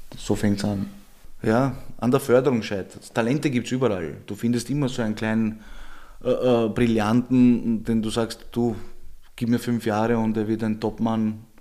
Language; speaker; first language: German; early bilingual, other home language; Georgian